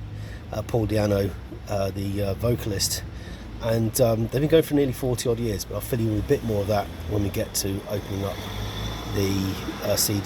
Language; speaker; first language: English; native; English